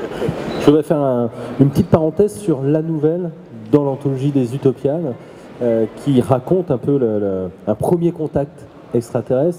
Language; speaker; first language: French; native; French